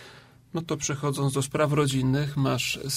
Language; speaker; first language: Polish; native; Polish